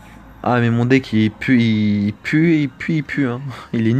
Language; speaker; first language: French; native; French